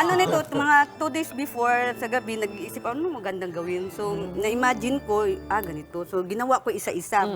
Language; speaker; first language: Filipino; non-native, local second language; Cebuano